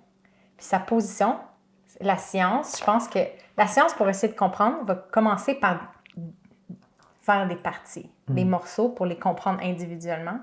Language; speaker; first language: French; native; French